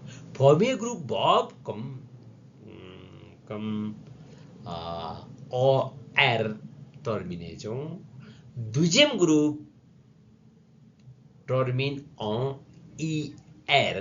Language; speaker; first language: French; non-native, learner; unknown